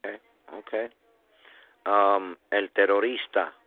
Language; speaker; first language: Spanish; early bilingual, heritage; Spanish